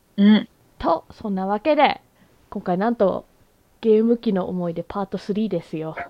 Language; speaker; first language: Japanese; early bilingual, heritage; Japanese